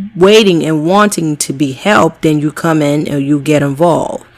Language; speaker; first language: English; native; English